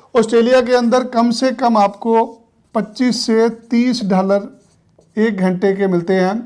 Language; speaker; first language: Hindi; non-native, local second language; Punjabi